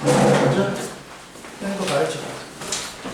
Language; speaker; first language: Korean; native; Korean